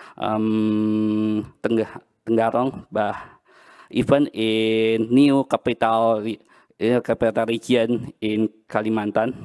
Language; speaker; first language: English; non-native, learner; Banjar